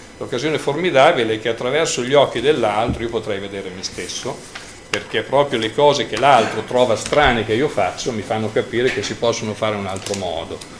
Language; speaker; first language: Italian; native; Italian